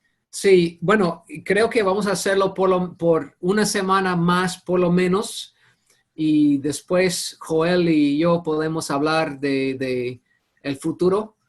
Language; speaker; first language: Spanish; non-native, fluent; English